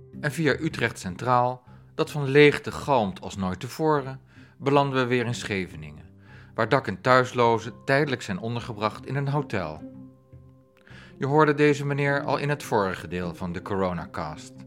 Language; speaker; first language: Dutch; native; Dutch